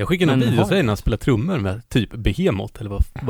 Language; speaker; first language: Swedish; native; Swedish